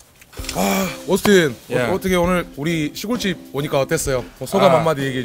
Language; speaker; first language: Korean; native; Korean